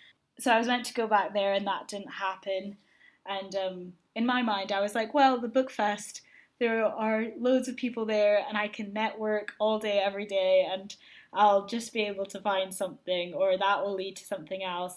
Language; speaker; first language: English; native; English